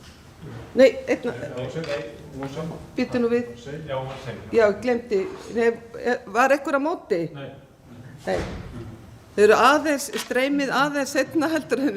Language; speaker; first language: Icelandic; native; Icelandic